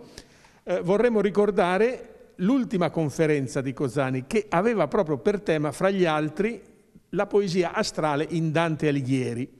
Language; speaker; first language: Italian; native; Italian